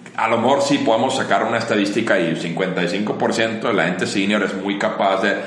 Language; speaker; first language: Spanish; non-native, fluent; Finnish